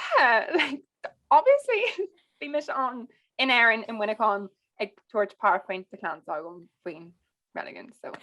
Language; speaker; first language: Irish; non-native, local second language; English